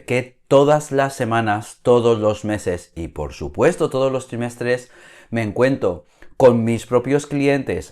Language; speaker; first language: Spanish; native; Spanish